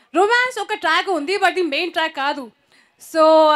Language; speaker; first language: Telugu; non-native, learner; Hindi